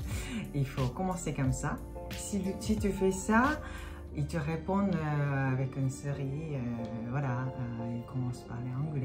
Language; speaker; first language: French; non-native, fluent; Japanese